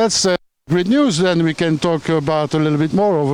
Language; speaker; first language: English; non-native, fluent; French